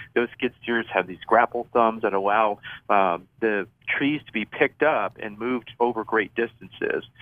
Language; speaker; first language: English; native; English